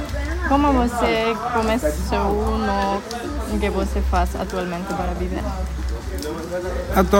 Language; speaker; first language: Portuguese; non-native, learner; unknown